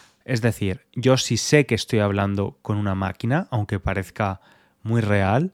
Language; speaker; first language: Spanish; native; Spanish